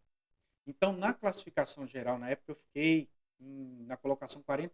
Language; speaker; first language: Portuguese; native; Portuguese